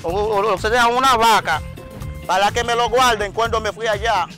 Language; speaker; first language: Spanish; non-native, learner; Haitian Creole